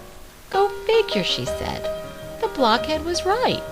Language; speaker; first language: English; native; English